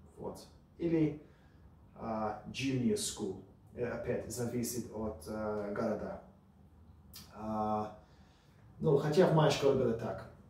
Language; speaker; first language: Russian; early bilingual, heritage; Russian